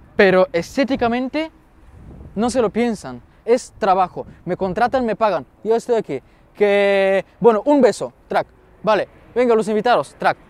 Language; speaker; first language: Spanish; non-native, fluent; Bulgarian